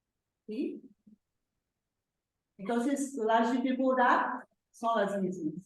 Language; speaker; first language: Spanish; non-native, fluent; Portuguese